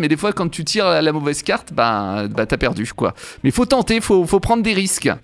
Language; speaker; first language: French; native; French